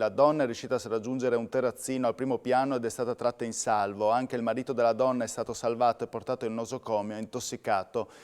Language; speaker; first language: Italian; native; Italian